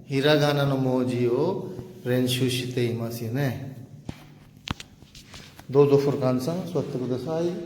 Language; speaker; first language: Japanese; non-native, fluent; Urdu